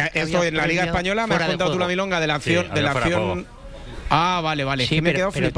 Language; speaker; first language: Spanish; native; Spanish